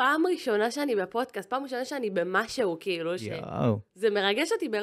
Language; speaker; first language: Hebrew; native; Hebrew